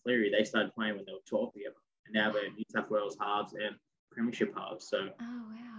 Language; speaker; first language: English; non-native, local second language; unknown